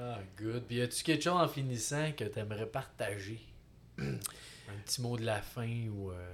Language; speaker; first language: French; native; French